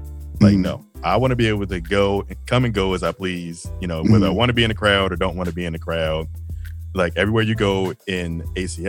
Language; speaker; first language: English; native; English